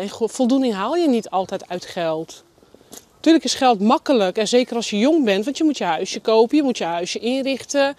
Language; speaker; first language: Dutch; native; Dutch